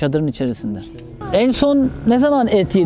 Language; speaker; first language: Turkish; native; Turkish